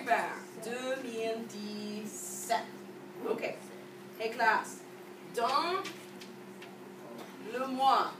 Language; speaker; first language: French; non-native, fluent; English